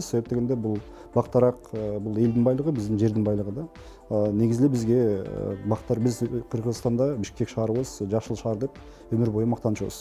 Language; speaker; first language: Kyrgyz; native; Kyrgyz